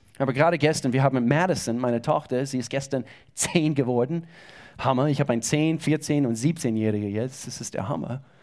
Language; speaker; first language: German; non-native, fluent; English